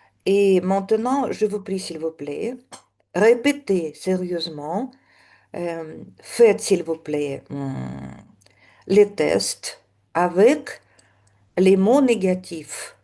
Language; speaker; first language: French; non-native, fluent; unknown